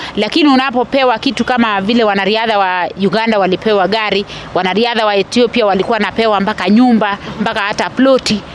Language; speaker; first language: Swahili; non-native, local second language; Kalenjin